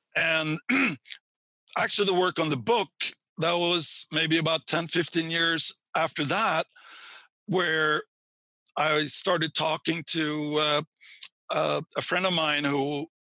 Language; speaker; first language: English; non-native, fluent; Swedish